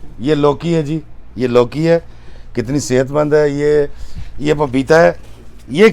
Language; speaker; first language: Hindi; non-native, local second language; Punjabi